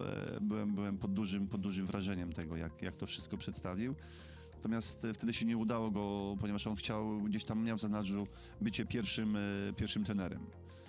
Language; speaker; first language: Polish; native; Polish